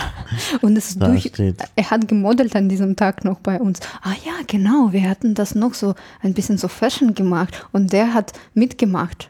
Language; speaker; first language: German; non-native, fluent; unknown